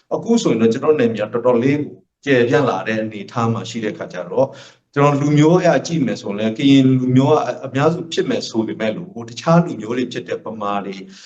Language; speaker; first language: Burmese; non-native, local second language; S'gaw Karen